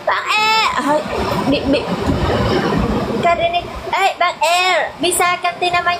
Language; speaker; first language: Indonesian; non-native, learner; Vietnamese